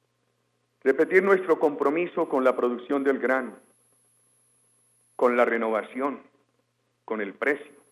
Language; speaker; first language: Spanish; native; Spanish